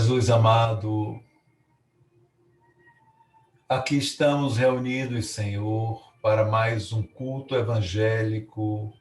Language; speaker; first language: Portuguese; native; Portuguese